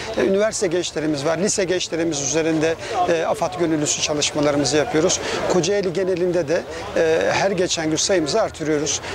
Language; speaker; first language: Turkish; native; Turkish